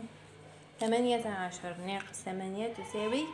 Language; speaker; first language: Arabic; native; Arabic